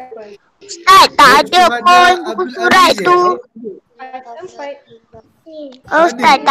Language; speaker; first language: Malay; native; Malay